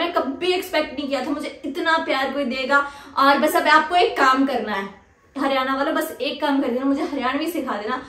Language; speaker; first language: Hindi; non-native, local second language; Punjabi